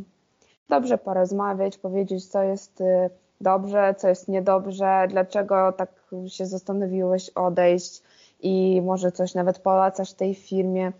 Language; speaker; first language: Polish; non-native, fluent; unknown